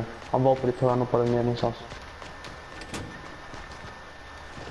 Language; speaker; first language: Swedish; early bilingual, other home language; Turkish